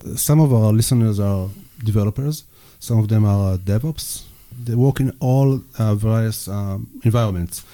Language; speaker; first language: English; non-native, fluent; Hebrew